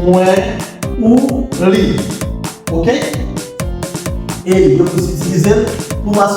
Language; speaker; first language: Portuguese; non-native, fluent; Haitian Creole